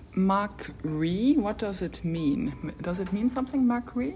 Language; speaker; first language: English; non-native, fluent; French